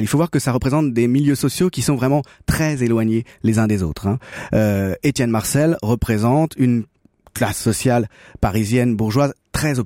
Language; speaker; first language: French; native; French